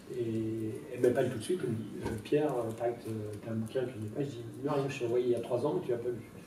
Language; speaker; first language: French; non-native, local second language; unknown